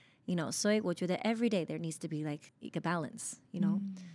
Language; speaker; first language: English; early bilingual, other home language; Chinese